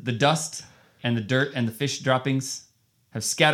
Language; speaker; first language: English; native; English